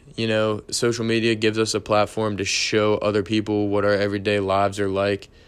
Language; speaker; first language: English; native; English